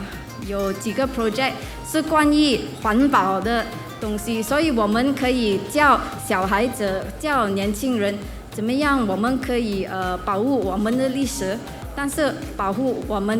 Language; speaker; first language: Chinese; non-native, local second language; English